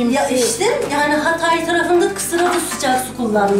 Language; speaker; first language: Turkish; native; Turkish